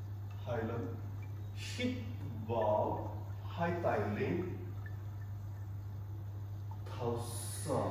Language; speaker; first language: Vietnamese; non-native, learner; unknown